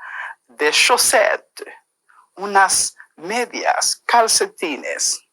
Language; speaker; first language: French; non-native, fluent; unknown